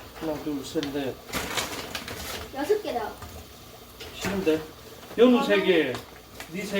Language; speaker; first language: Korean; native; Korean